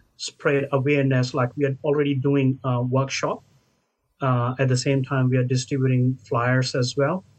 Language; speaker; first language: English; non-native, local second language; Hindi